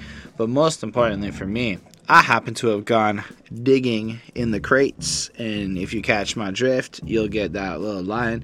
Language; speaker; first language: English; native; English